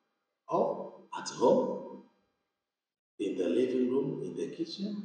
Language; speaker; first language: English; non-native, fluent; Vietnamese